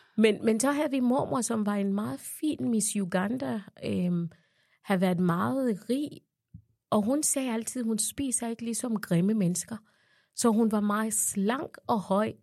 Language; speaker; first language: Danish; non-native, fluent; Ganda